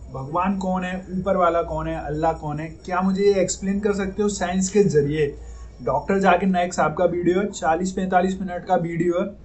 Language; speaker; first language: Hindi; native; Hindi